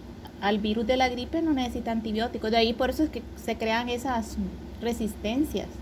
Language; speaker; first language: Spanish; native; Spanish